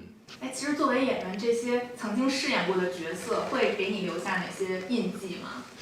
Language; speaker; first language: Chinese; native; Chinese